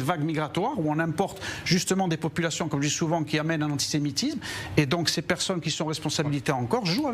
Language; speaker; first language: French; native; French